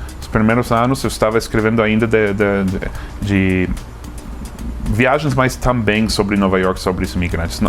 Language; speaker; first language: Portuguese; non-native, fluent; English